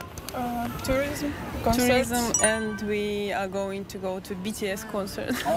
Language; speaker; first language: English; non-native, learner; Russian